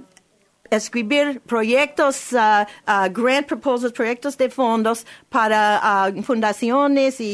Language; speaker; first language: Spanish; non-native, learner; English